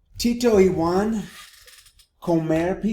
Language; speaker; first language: Spanish; non-native, fluent; English